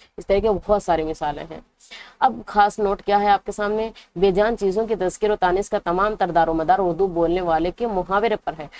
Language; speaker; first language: Urdu; native; Urdu